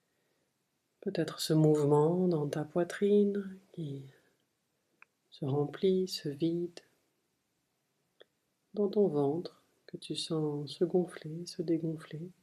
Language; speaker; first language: French; native; French